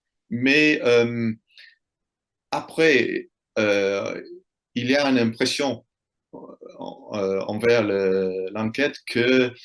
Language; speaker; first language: French; non-native, fluent; English